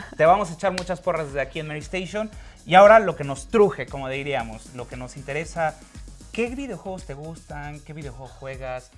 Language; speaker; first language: Spanish; native; Spanish